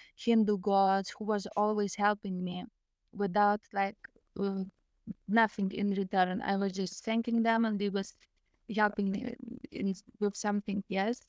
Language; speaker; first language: English; non-native, fluent; Lithuanian